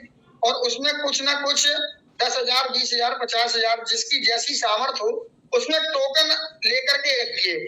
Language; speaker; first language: Hindi; native; Hindi